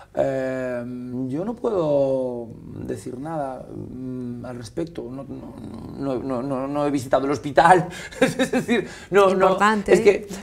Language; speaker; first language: Spanish; native; Spanish